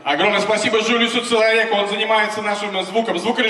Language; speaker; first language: Russian; native; Russian